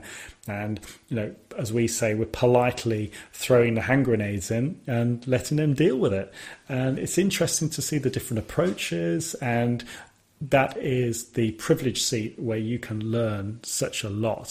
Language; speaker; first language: English; native; English